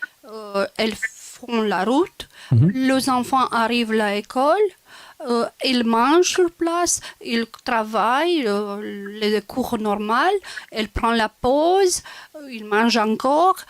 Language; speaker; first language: French; non-native, local second language; Romanian